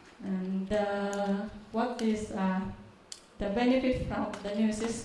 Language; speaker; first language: English; non-native, learner; Vietnamese